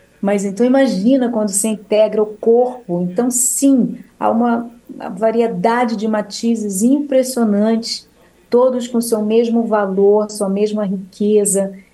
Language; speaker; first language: Portuguese; native; Portuguese